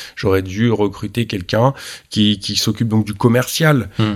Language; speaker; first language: French; native; French